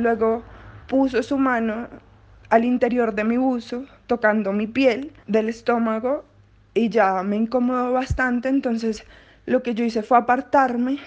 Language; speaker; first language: Spanish; native; Spanish